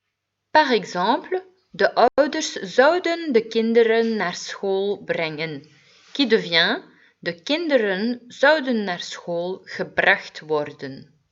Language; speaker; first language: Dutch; non-native, fluent; French